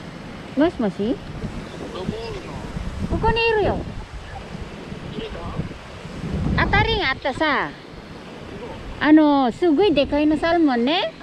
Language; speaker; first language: Japanese; non-native, learner; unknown